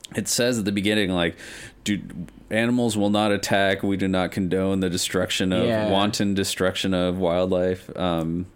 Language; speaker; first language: English; native; English